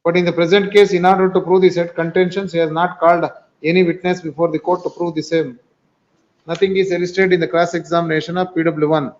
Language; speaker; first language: English; non-native, local second language; Kannada